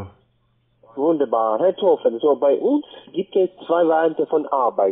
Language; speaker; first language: German; non-native, learner; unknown